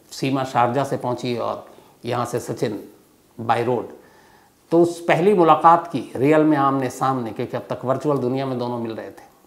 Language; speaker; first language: Hindi; native; Hindi